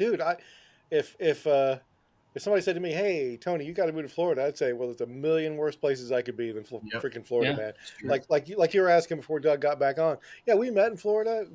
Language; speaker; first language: English; native; English